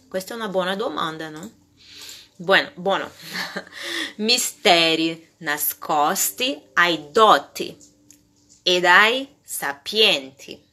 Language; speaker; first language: Italian; non-native, fluent; Portuguese